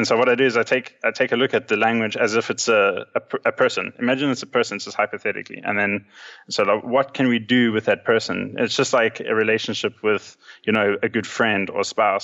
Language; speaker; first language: English; native; English